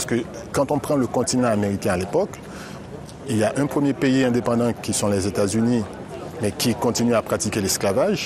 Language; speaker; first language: French; non-native, local second language; Haitian Creole